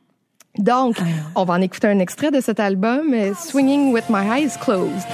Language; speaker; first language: French; native; French